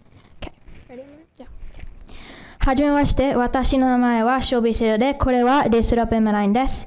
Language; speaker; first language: Japanese; non-native, learner; English